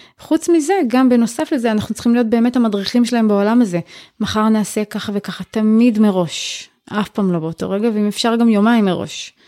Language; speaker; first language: Hebrew; native; Hebrew